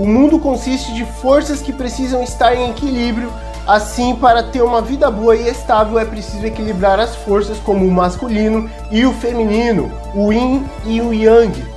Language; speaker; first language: Portuguese; native; Portuguese